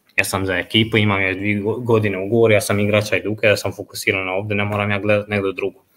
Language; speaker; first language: Croatian; non-native, fluent; Albanian